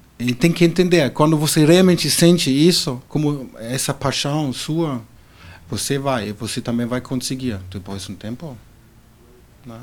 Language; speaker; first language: Portuguese; non-native, fluent; German